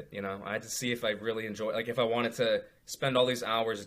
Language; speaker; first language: English; native; English